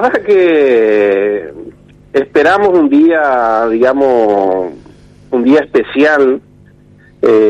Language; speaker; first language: Spanish; non-native, local second language; Guarani